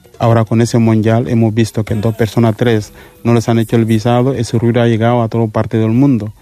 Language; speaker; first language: Spanish; non-native, fluent; Mandingo